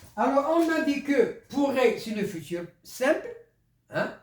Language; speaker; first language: French; non-native, local second language; Arabic